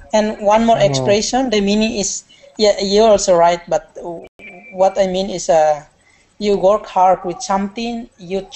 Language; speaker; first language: English; non-native, learner; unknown